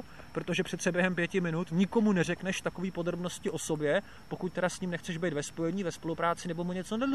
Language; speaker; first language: Czech; native; Czech